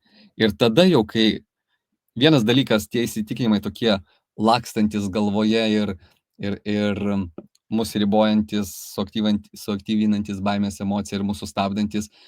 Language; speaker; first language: Lithuanian; native; Lithuanian